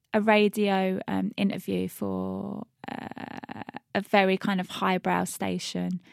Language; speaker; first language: English; native; English